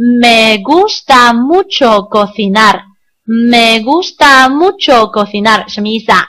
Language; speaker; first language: Spanish; non-native, learner; Chinese